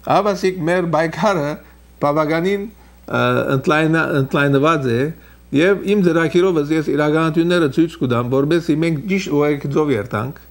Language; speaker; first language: Armenian; early bilingual, heritage; Armenian